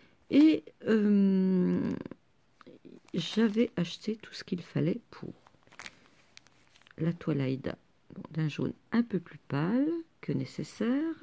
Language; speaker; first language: French; native; French